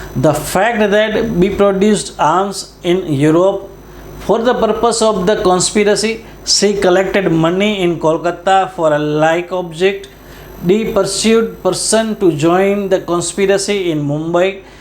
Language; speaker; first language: English; non-native, local second language; Gujarati